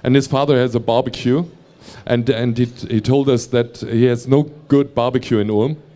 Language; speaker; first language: English; non-native, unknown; German